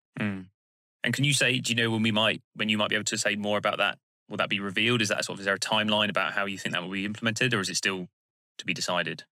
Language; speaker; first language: English; native; English